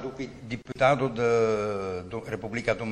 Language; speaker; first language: Spanish; non-native, learner; Dutch